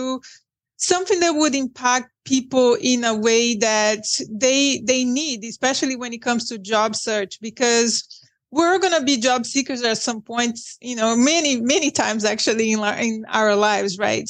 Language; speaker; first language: English; non-native, fluent; Portuguese